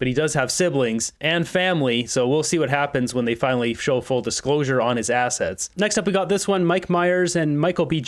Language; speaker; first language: English; native; English